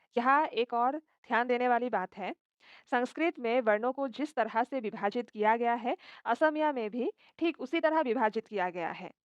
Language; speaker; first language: Hindi; non-native, local second language; Assamese